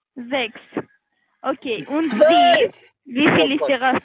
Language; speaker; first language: German; non-native, learner; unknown